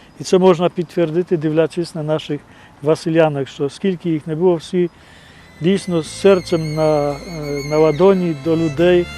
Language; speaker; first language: Ukrainian; non-native, fluent; Polish